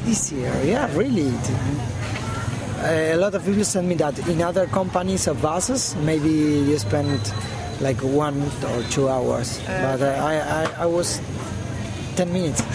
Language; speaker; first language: English; non-native, learner; Spanish